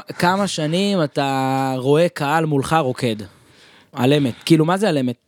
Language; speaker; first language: Hebrew; native; Hebrew